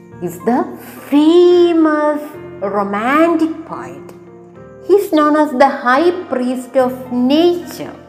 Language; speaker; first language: English; non-native, local second language; Malayalam